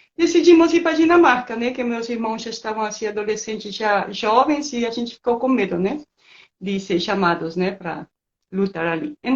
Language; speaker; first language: Portuguese; non-native, fluent; Spanish